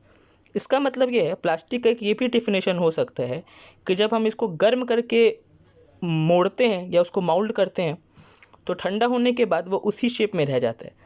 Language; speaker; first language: Hindi; native; Hindi